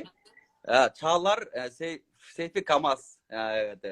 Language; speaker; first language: Turkish; non-native, learner; Kyrgyz